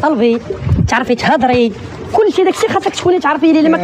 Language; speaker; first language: Arabic; native; Arabic